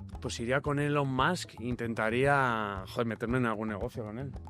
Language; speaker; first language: Spanish; native; Spanish